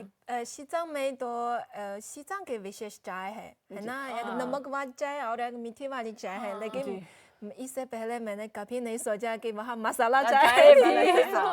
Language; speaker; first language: Hindi; non-native, fluent; Chinese